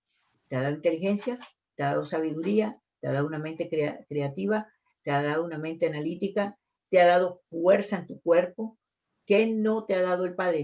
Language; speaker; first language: Spanish; native; Spanish